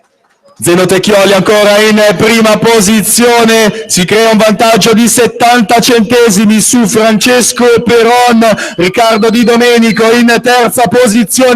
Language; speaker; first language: Italian; native; Italian